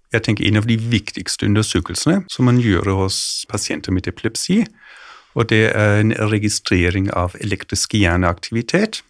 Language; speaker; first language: Norwegian; non-native, fluent; German